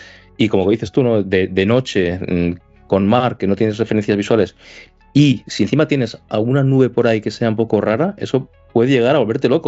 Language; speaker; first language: Spanish; native; Spanish